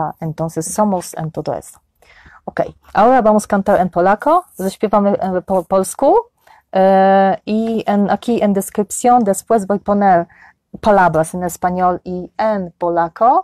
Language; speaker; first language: Spanish; non-native, learner; Polish